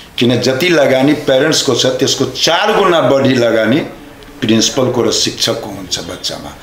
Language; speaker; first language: Nepali; non-native, local second language; Maithili